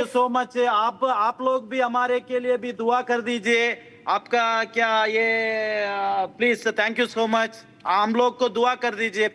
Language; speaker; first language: Hindi; non-native, local second language; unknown